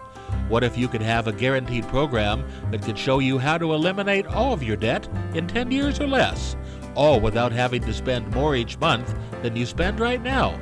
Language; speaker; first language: English; native; English